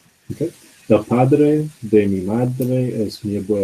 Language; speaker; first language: Spanish; non-native, learner; English